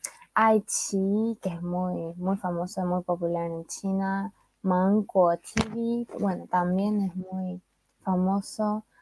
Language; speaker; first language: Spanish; non-native, fluent; Chinese